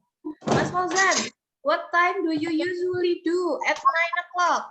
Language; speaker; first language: English; non-native, learner; Indonesian